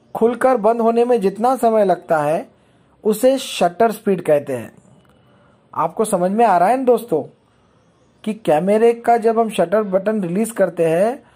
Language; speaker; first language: Hindi; non-native, local second language; Marathi